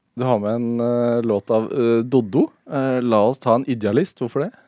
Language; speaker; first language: Norwegian; native; Norwegian